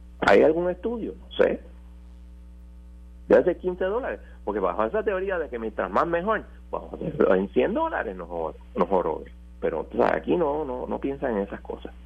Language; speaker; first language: Spanish; native; Spanish